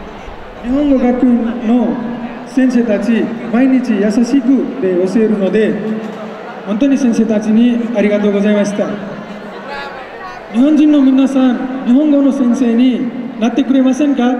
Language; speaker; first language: Japanese; non-native, learner; Nepali